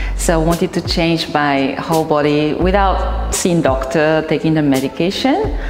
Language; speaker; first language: English; non-native, fluent; Japanese